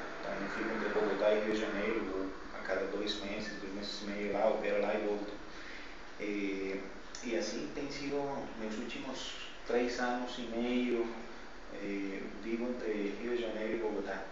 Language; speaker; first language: Portuguese; non-native, fluent; Spanish